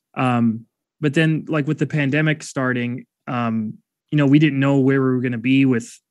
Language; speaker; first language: English; native; English